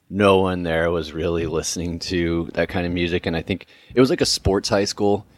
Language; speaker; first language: English; native; English